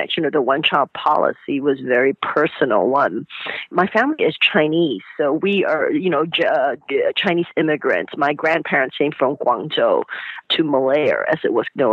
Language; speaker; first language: English; non-native, local second language; Cantonese